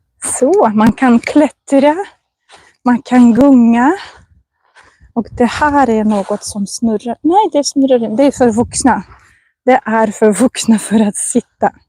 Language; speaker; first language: Swedish; non-native, fluent; Russian